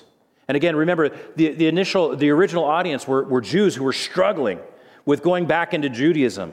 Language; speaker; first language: English; native; English